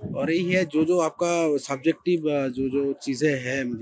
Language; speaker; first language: Hindi; non-native, local second language; Bangla